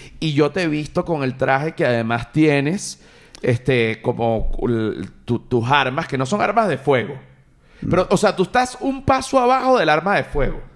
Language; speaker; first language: Spanish; native; Spanish